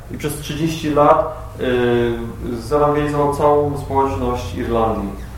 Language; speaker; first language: Polish; native; Polish